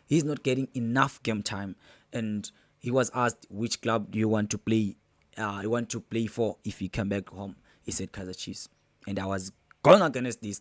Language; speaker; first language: English; non-native, local second language; Zulu